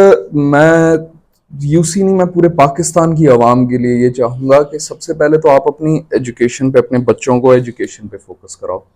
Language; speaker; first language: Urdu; non-native, local second language; Sindhi